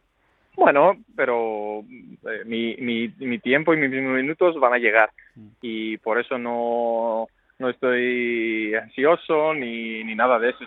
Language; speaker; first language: Spanish; non-native, fluent; Greek